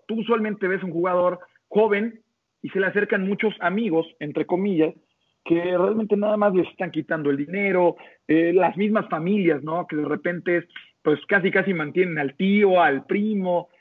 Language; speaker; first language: Spanish; native; Spanish